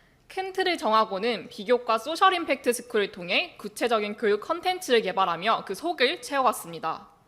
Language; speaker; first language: Korean; native; Korean